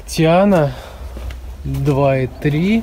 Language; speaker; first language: Russian; native; Russian